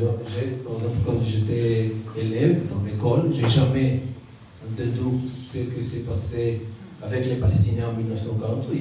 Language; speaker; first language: French; non-native, learner; Hebrew